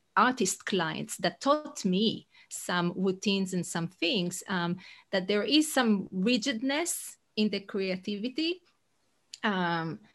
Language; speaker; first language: English; non-native, fluent; Hebrew